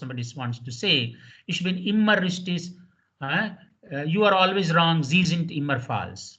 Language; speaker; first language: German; non-native, fluent; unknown